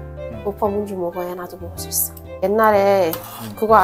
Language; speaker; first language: Korean; non-native, fluent; Arabic